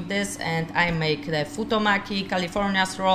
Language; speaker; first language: English; non-native, learner; Polish